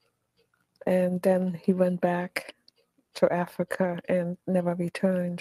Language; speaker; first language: English; non-native, fluent; German